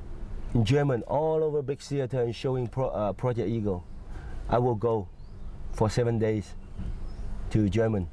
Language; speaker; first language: English; non-native, fluent; Cantonese